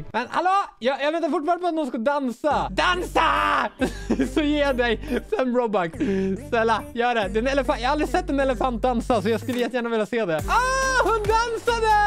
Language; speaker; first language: Swedish; native; Swedish